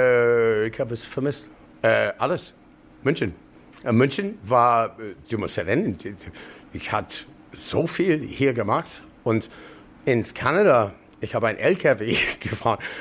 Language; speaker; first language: German; non-native, fluent; English